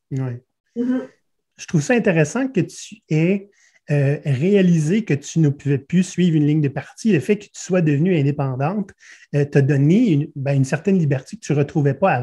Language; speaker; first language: French; native; French